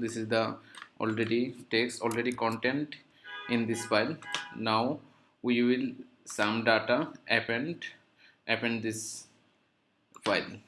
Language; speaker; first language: English; non-native, learner; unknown